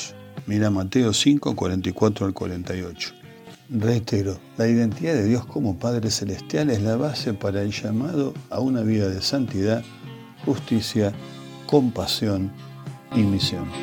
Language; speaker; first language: Spanish; native; Spanish